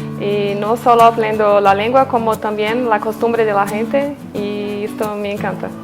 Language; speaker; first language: Spanish; non-native, learner; Portuguese